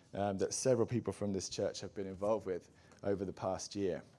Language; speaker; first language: English; native; English